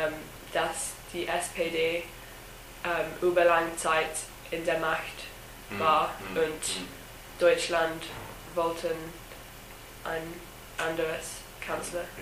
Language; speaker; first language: German; non-native, learner; English